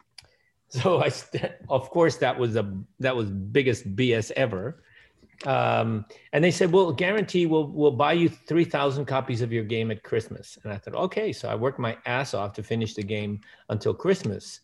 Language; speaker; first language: English; early bilingual, other home language; Dutch